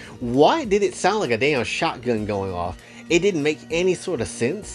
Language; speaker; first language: English; native; English